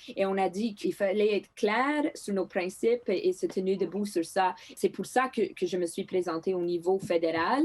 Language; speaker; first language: French; non-native, local second language; Greek